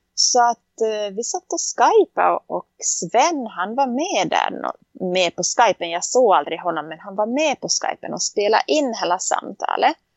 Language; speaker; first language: Swedish; native; Swedish